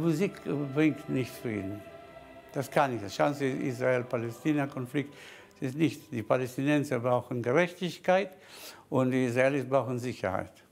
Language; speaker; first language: German; non-native, fluent; Spanish